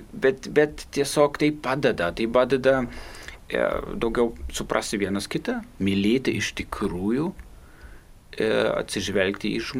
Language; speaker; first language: Lithuanian; non-native, fluent; German